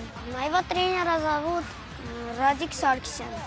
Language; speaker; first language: Russian; non-native, learner; Armenian